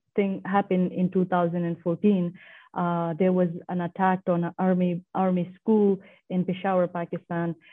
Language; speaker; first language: English; non-native, fluent; Persian